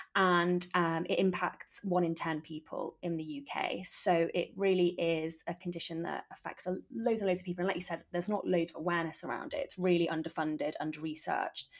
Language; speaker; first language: English; native; English